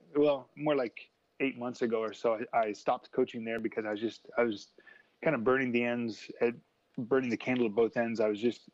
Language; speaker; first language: English; native; English